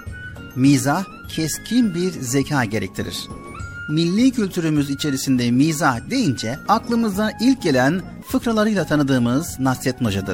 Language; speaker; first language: Turkish; native; Turkish